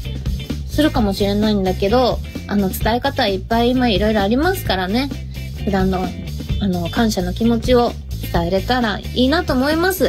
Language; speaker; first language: Japanese; native; Japanese